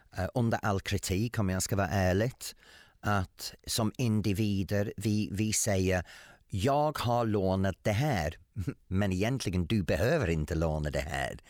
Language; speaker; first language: Swedish; non-native, fluent; English